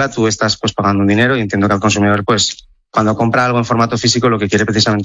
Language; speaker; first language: Spanish; native; Spanish